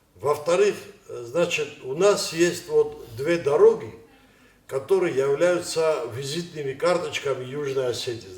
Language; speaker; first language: Russian; non-native, local second language; Ossetic